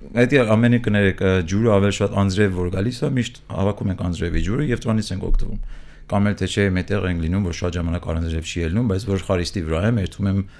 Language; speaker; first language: Armenian; early bilingual, heritage; Armenian